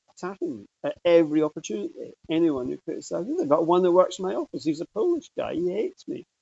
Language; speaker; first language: English; native; English